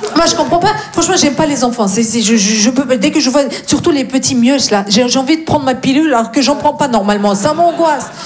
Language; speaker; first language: French; non-native, fluent; Russian